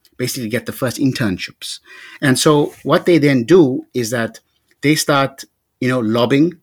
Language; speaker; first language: English; native; English